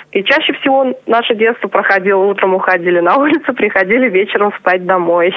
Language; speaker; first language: Russian; non-native, local second language; Chuvash